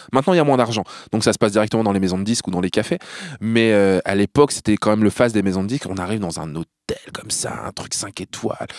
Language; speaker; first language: French; native; French